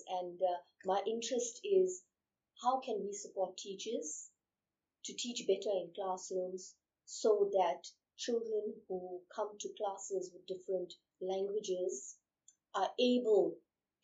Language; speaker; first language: English; non-native, local second language; Urdu